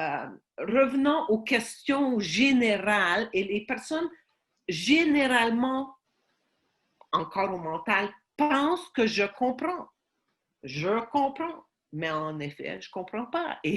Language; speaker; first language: French; non-native, fluent; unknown